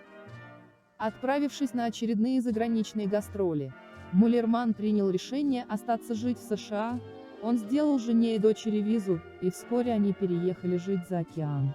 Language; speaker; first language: Russian; native; Russian